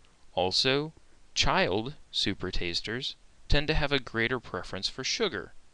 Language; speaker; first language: English; native; English